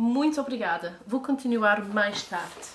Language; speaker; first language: Portuguese; non-native, learner; English